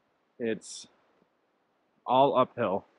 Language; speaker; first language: English; native; English